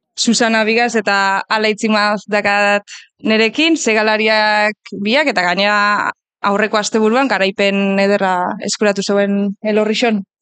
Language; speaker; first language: Basque; native; Basque